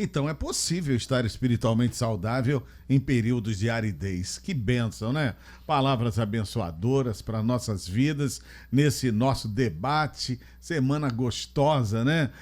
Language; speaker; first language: Portuguese; native; Portuguese